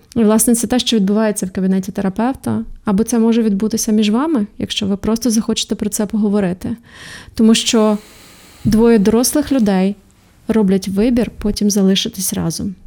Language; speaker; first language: Ukrainian; native; Ukrainian